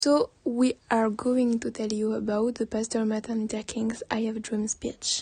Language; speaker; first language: English; non-native, learner; French